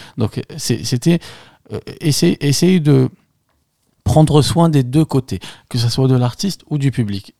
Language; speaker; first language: French; non-native, local second language; Arabic